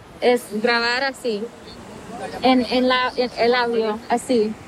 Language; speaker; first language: Spanish; non-native, learner; Haitian Creole